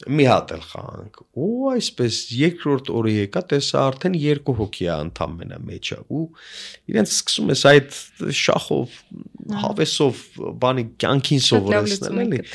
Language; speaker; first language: Armenian; native; Armenian